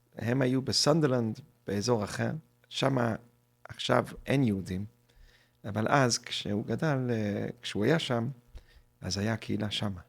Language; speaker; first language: Hebrew; non-native, fluent; English